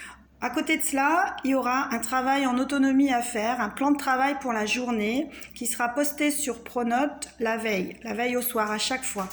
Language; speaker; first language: French; native; French